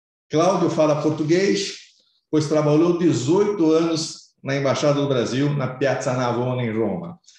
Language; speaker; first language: Portuguese; native; Portuguese